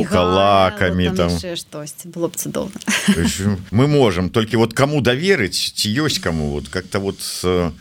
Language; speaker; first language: Belarusian; native; Belarusian